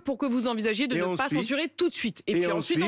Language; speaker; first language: French; native; French